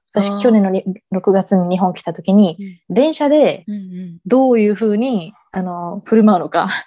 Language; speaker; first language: Japanese; early bilingual, heritage; English